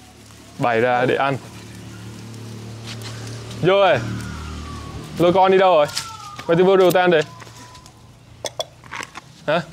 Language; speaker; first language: Vietnamese; native; Vietnamese